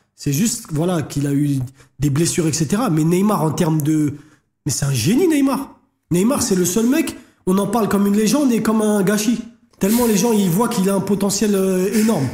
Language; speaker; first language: French; native; French